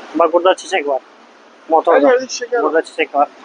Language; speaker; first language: Turkish; non-native, fluent; Hindi